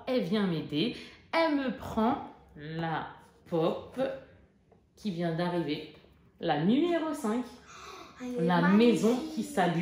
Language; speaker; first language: French; native; French